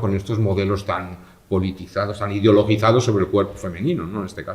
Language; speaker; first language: Spanish; native; Spanish